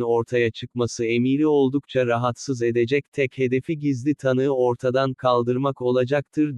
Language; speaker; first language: Turkish; native; Turkish